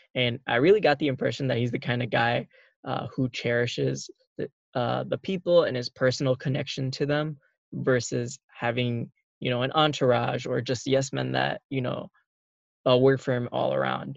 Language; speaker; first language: English; native; English